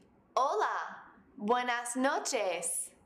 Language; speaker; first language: Spanish; non-native, fluent; English